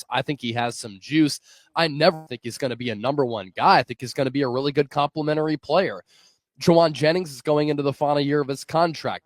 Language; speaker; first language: English; native; English